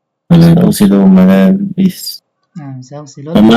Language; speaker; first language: Arabic; non-native, learner; Indonesian